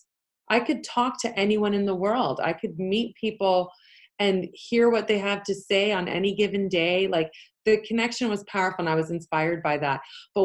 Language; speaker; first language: English; early bilingual, other home language; Polish